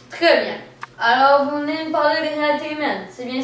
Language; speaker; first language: French; native; French